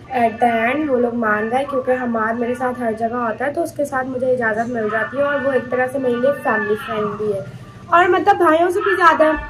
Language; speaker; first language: Urdu; native; Urdu